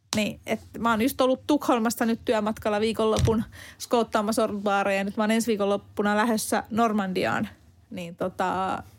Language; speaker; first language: Finnish; non-native, fluent; Hungarian